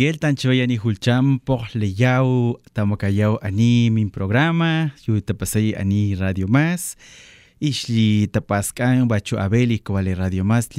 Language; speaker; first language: Spanish; non-native, local second language; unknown